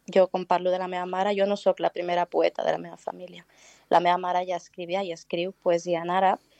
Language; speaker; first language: Catalan; early bilingual, other home language; Arabic